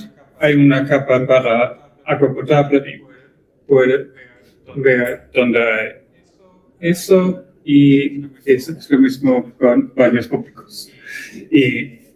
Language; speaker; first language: Spanish; non-native, learner; German